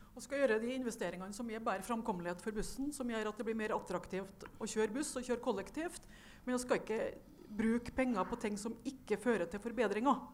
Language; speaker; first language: Norwegian; native; Norwegian